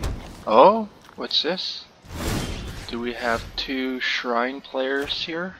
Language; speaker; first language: English; native; English